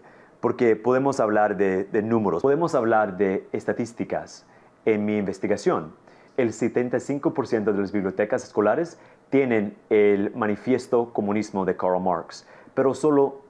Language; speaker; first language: Spanish; non-native, fluent; English